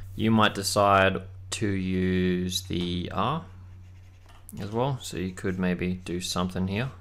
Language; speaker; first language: English; native; English